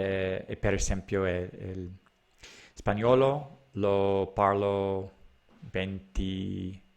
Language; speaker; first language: Italian; non-native, learner; English